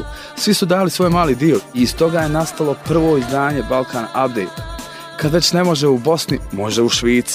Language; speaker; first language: Croatian; native; Croatian